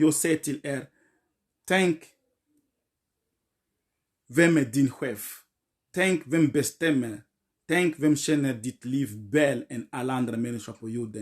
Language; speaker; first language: Swedish; non-native, fluent; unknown